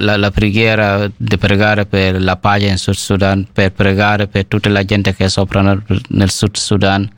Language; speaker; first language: Italian; non-native, learner; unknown